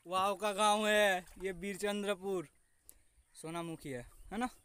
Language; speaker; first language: Hindi; non-native, local second language; Bangla